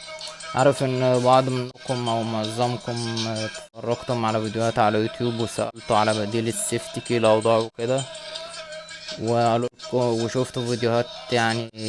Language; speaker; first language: Arabic; native; Arabic